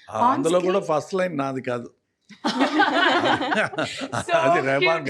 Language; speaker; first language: Telugu; non-native, fluent; Tamil